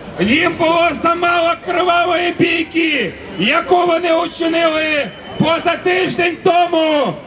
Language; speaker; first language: Ukrainian; native; Ukrainian